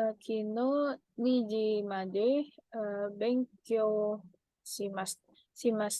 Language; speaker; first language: Japanese; non-native, learner; Indonesian